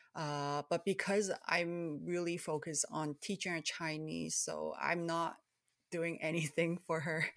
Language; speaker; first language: English; early bilingual, other home language; Cantonese